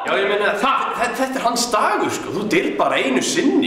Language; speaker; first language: Icelandic; native; Icelandic